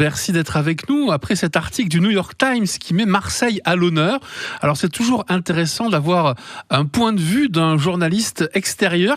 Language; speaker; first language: French; native; French